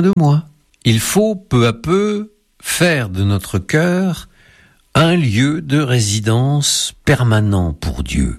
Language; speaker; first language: French; native; French